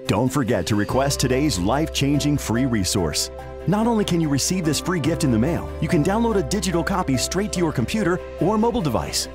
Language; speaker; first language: English; native; English